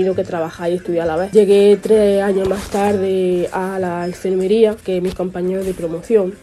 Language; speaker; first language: Spanish; early bilingual, other home language; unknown